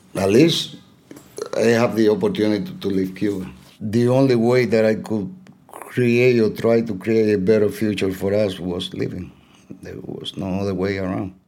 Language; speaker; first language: English; non-native, fluent; Spanish